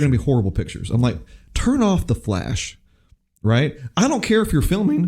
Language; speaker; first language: English; native; English